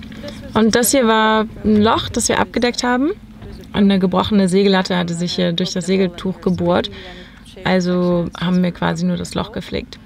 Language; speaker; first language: German; native; German